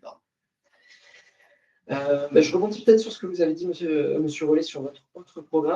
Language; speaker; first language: French; native; French